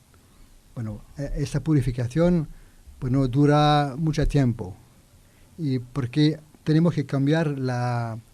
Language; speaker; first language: Spanish; non-native, learner; French